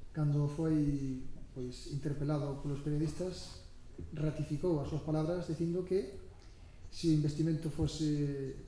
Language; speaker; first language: Galician; native; Galician